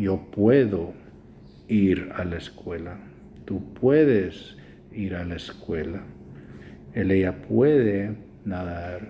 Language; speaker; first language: Spanish; non-native, fluent; English